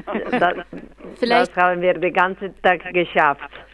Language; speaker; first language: German; non-native, fluent; Spanish